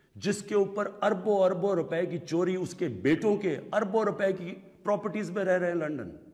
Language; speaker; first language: Urdu; native; Urdu